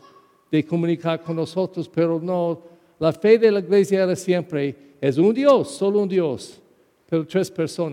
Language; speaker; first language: Spanish; non-native, fluent; English